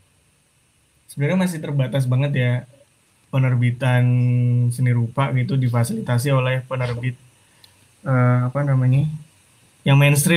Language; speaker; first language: Indonesian; native; Indonesian